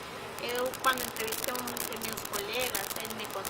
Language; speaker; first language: Portuguese; non-native, fluent; Spanish